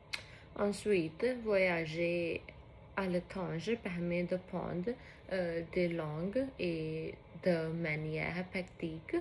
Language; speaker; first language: French; non-native, learner; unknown